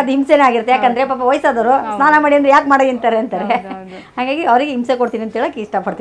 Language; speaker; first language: Kannada; native; Kannada